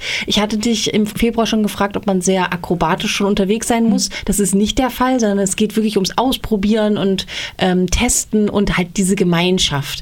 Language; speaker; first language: German; native; German